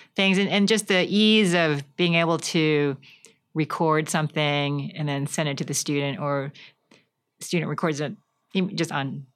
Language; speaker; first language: English; native; English